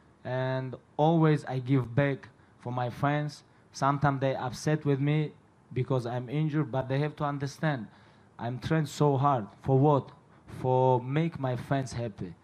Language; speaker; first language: English; non-native, fluent; Russian